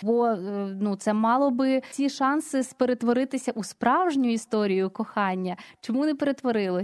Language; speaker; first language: Ukrainian; native; Ukrainian